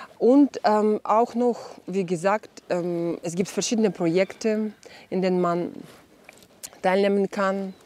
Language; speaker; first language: German; non-native, fluent; Ukrainian